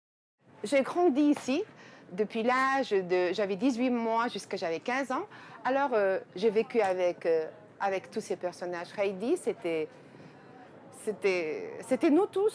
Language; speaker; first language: French; early bilingual, other home language; Spanish